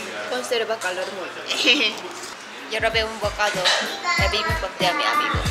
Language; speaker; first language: Spanish; non-native, learner; Korean